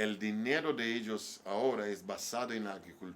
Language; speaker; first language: Spanish; non-native, learner; English